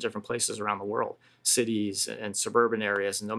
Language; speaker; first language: English; native; English